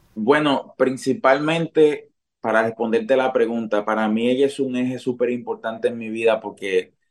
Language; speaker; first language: Spanish; native; Spanish